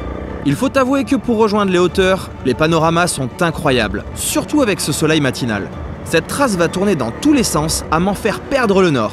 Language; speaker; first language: French; native; French